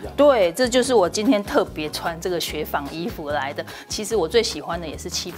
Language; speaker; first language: Chinese; native; Chinese